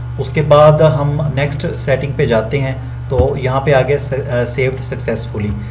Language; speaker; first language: Urdu; native; Urdu